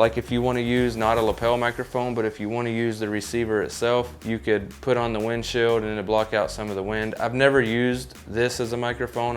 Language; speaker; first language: English; native; English